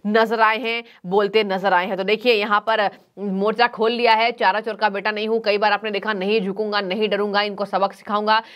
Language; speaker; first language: Hindi; native; Hindi